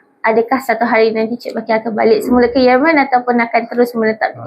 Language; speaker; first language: Malay; native; Malay